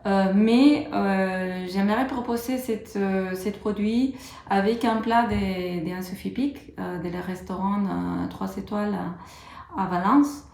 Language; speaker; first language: French; non-native, fluent; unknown